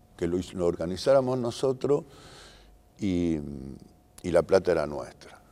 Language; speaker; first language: Spanish; native; Spanish